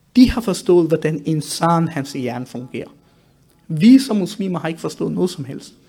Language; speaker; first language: Danish; early bilingual, other home language; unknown